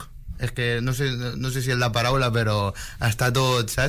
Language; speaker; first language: Catalan; native; Catalan